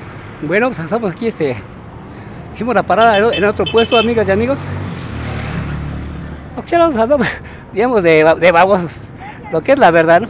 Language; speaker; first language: Spanish; native; Spanish